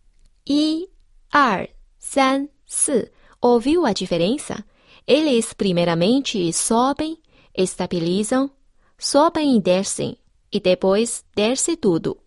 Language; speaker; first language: Portuguese; non-native, fluent; Chinese